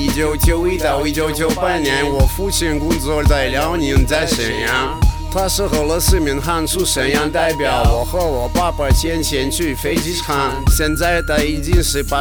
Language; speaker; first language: Chinese; non-native, learner; Russian